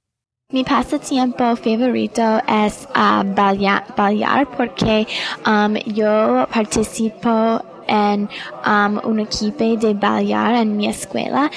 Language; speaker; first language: Spanish; non-native, learner; English